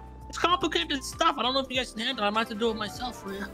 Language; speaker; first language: English; native; English